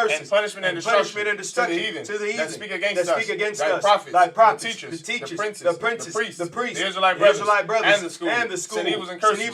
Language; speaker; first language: English; native; English